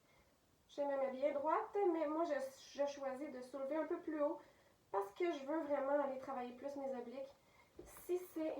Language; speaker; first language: French; native; French